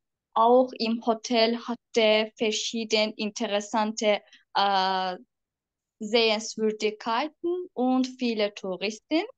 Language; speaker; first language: German; non-native, learner; Turkish